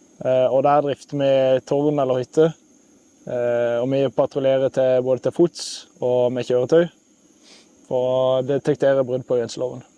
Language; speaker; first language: Norwegian; native; Norwegian